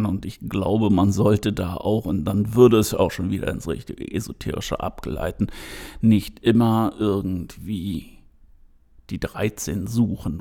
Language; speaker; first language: German; native; German